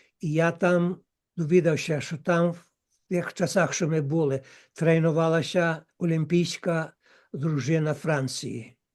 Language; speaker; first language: Ukrainian; early bilingual, heritage; Ukrainian